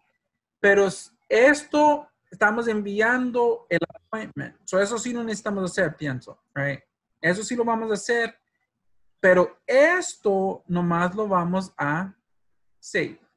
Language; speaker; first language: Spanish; early bilingual, heritage; Spanish